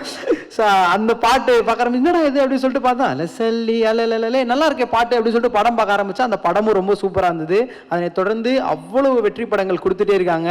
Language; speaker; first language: Tamil; native; Tamil